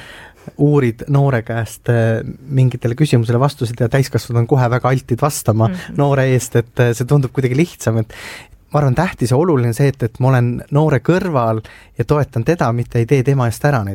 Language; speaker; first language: Estonian; native; Estonian